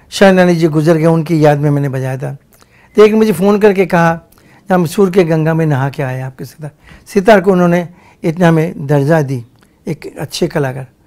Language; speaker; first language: Hindi; non-native, local second language; Bangla